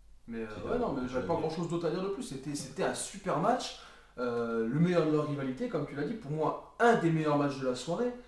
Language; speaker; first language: French; native; French